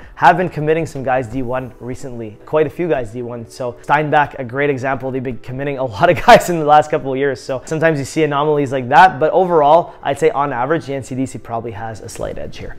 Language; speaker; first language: English; native; English